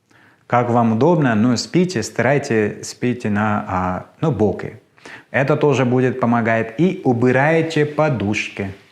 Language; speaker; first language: Russian; non-native, learner; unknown